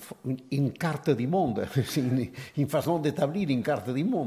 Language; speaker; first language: French; non-native, fluent; Catalan